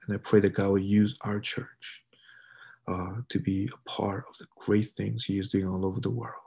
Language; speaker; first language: English; early bilingual, other home language; Korean